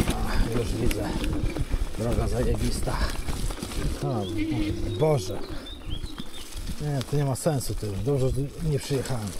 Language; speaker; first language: Polish; native; Polish